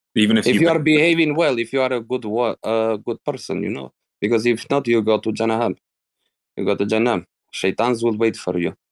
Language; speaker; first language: English; non-native, fluent; Arabic